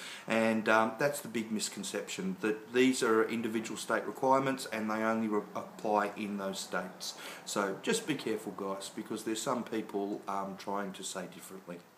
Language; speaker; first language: English; native; English